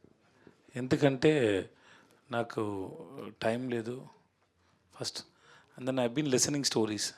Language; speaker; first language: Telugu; non-native, learner; Tamil